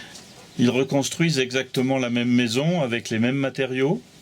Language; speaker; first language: French; native; French